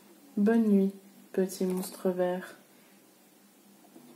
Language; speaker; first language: French; native; French